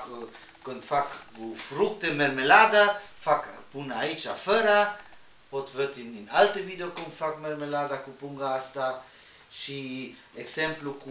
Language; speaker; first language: Romanian; non-native, learner; Spanish